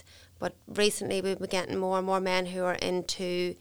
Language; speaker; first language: English; native; English